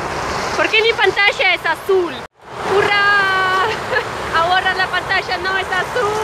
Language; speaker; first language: Spanish; non-native, fluent; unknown